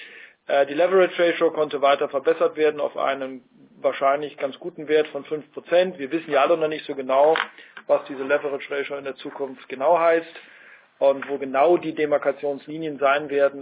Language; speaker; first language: German; native; German